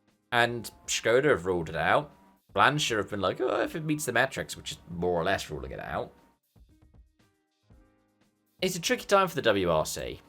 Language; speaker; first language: English; native; English